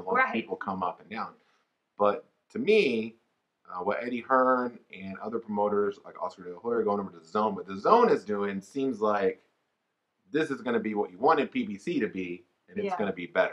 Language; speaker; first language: English; native; English